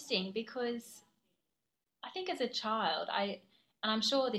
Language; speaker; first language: English; native; English